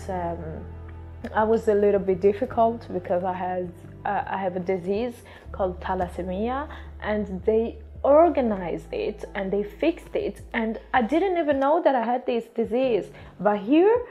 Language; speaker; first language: English; non-native, fluent; Swedish